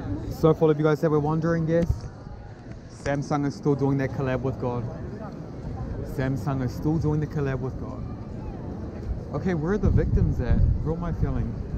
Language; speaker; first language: English; native; English